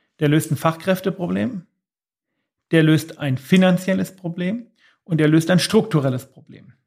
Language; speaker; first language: German; native; German